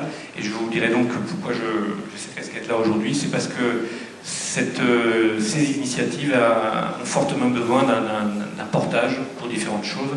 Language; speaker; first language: French; native; French